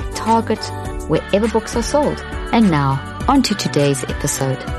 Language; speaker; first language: English; native; English